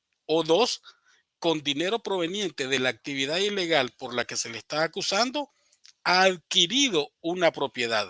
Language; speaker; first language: Spanish; native; Spanish